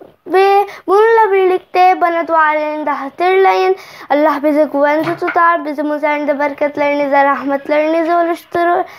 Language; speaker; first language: Turkish; non-native, learner; Urdu